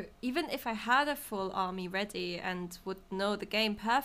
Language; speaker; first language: English; non-native, fluent; German